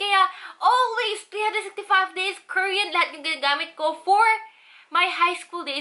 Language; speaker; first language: English; non-native, local second language; Korean